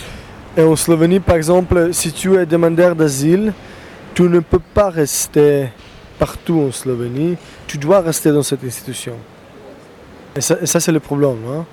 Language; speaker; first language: French; non-native, fluent; Slovenian